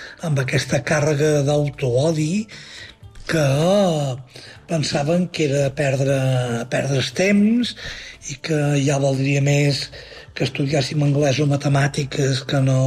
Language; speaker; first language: Catalan; native; Catalan